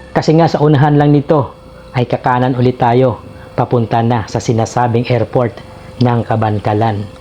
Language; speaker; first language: Filipino; non-native, local second language; Hiligaynon